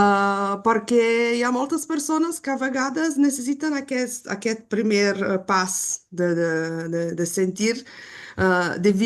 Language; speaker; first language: Catalan; non-native, fluent; Portuguese